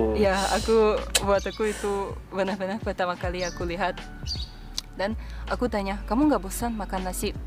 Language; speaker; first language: Indonesian; non-native, fluent; Russian